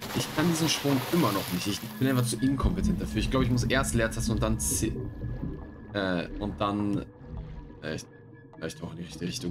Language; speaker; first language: German; native; German